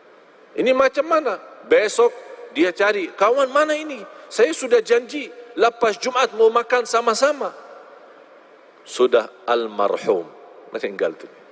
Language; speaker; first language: Indonesian; non-native, fluent; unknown